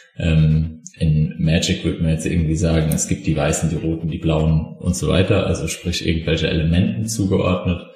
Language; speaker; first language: German; native; German